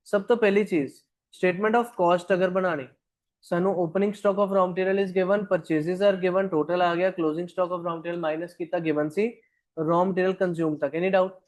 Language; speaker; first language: Hindi; non-native, local second language; Punjabi